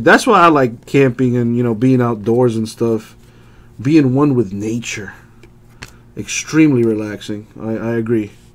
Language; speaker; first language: English; native; English